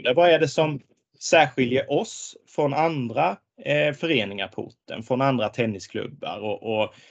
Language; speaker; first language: Swedish; native; Swedish